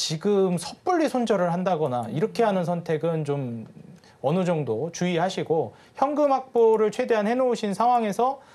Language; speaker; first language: Korean; native; Korean